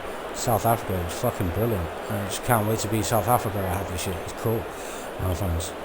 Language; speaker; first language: English; native; English